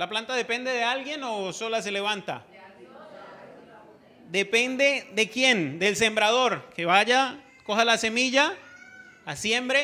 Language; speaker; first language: Spanish; native; Spanish